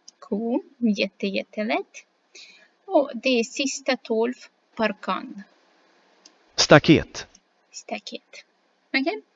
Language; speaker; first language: Swedish; non-native, fluent; Ukrainian